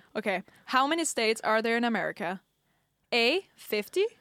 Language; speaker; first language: English; non-native, fluent; Danish